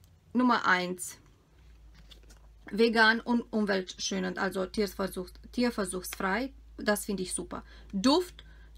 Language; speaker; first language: German; non-native, fluent; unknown